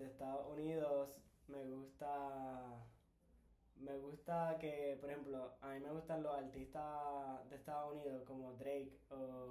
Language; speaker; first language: Spanish; native; Spanish